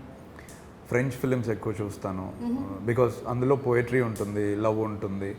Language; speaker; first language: Telugu; native; Telugu